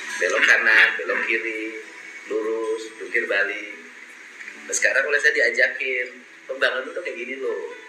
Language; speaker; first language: Indonesian; non-native, local second language; Sundanese